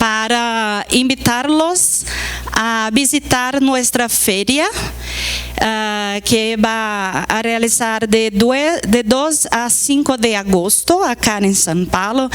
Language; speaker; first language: Spanish; non-native, fluent; Portuguese